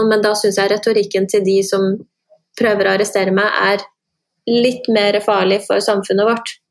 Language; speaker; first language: Norwegian; early bilingual, other home language; Persian